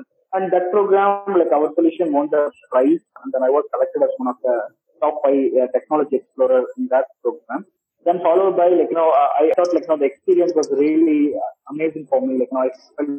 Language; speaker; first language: English; non-native, local second language; Tamil